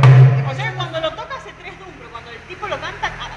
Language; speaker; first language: Spanish; native; Spanish